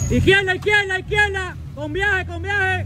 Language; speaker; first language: Spanish; native; Spanish